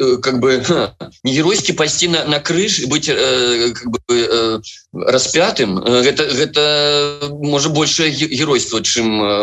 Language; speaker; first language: Belarusian; non-native, local second language; Russian